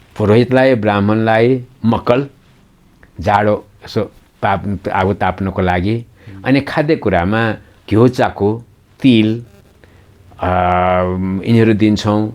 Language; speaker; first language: Nepali; non-native, local second language; Newari